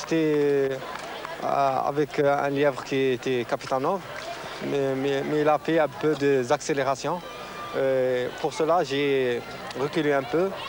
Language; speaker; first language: French; non-native, local second language; Arabic